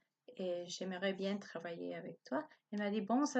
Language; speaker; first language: French; non-native, learner; Spanish